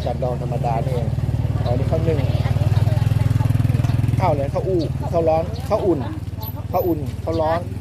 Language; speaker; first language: Thai; native; Thai